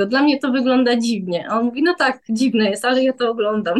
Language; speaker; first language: Polish; early bilingual, heritage; Polish